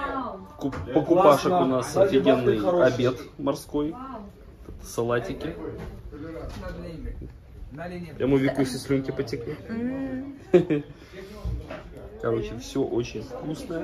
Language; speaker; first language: Russian; native; Russian